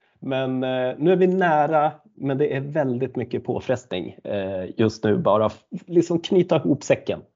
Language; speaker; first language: Swedish; native; Swedish